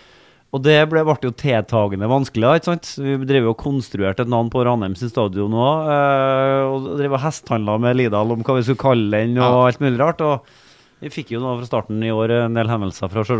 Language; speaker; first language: Norwegian; native; Norwegian